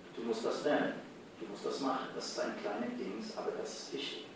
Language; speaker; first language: German; non-native, fluent; English